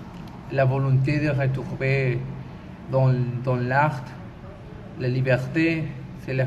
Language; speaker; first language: French; non-native, learner; Spanish